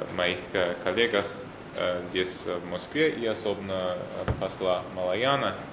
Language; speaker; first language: Russian; non-native, fluent; English